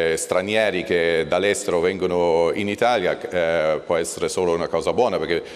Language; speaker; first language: Italian; non-native, fluent; German